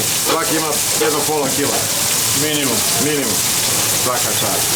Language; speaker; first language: Bosnian; native; Bosnian